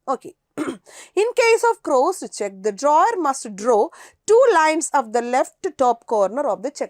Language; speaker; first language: English; non-native, local second language; Malayalam